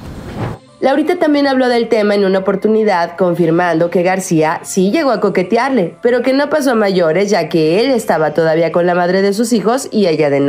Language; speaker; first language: Spanish; native; Spanish